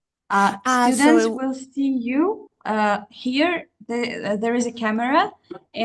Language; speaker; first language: English; non-native, fluent; Uzbek